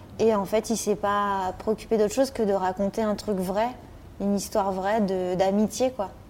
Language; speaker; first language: French; native; French